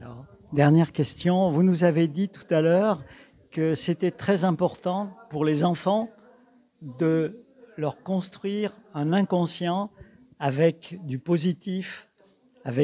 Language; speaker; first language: French; native; French